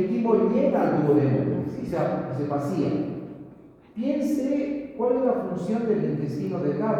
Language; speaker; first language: Spanish; native; Spanish